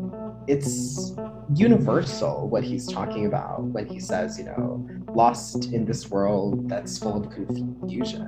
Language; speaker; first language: English; early bilingual, other home language; Spanish